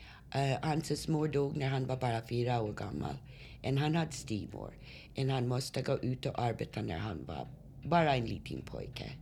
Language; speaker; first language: Swedish; early bilingual, heritage; Swedish